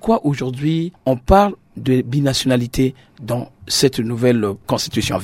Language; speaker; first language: French; non-native, local second language; Sango